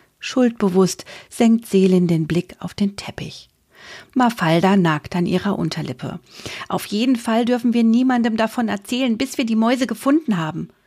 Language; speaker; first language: German; native; German